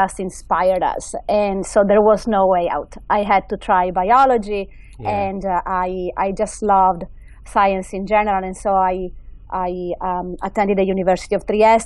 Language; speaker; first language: English; non-native, fluent; Italian